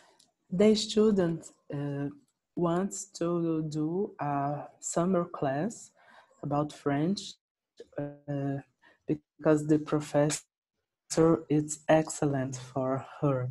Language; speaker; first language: English; non-native, learner; Portuguese